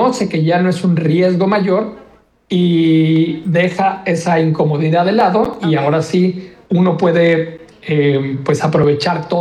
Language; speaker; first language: Spanish; native; Spanish